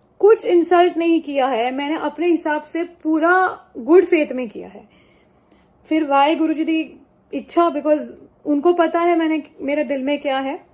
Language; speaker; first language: Hindi; non-native, local second language; Gujarati